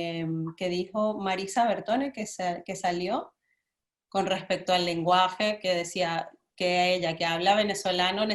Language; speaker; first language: Spanish; native; Spanish